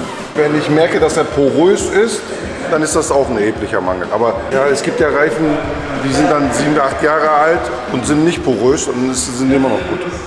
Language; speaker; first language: German; native; German